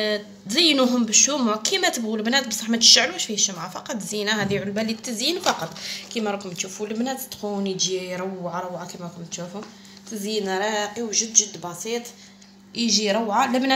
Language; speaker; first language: Arabic; native; Arabic